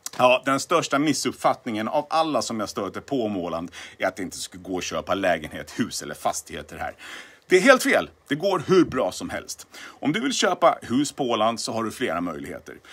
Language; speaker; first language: Swedish; native; Swedish